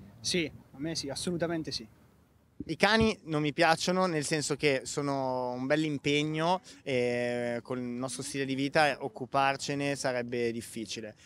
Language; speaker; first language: Italian; native; Italian